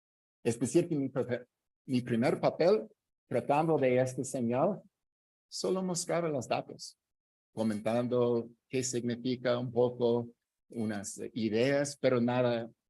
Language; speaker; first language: Spanish; non-native, fluent; English